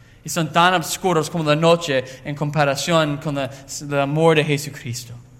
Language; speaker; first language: Spanish; non-native, learner; English